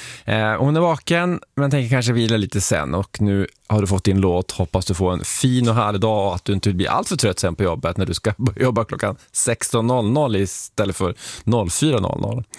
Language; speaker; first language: Swedish; native; Swedish